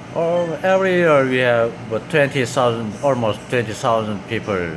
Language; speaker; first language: English; non-native, learner; Korean